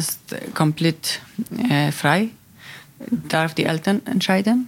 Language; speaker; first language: German; non-native, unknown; Persian